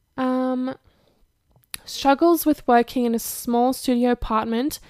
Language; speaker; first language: English; early bilingual, other home language; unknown